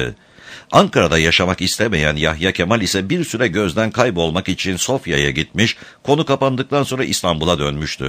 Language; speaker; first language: Turkish; native; Turkish